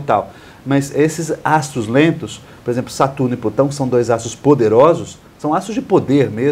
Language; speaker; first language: Portuguese; native; Portuguese